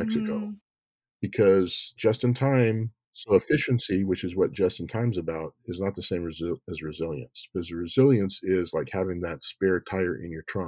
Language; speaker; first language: English; native; English